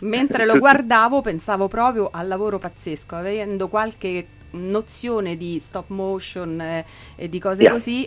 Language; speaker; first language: Italian; native; Italian